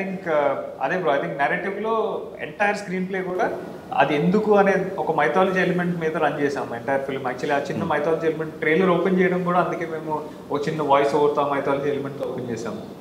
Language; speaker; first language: Telugu; native; Telugu